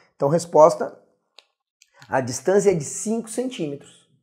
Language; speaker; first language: Portuguese; native; Portuguese